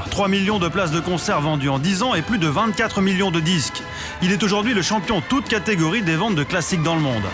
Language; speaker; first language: French; native; French